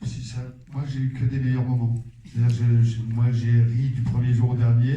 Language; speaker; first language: French; native; French